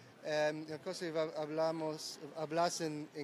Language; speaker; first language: Spanish; non-native, learner; English